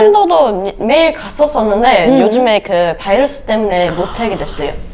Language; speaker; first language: Korean; early bilingual, other home language; English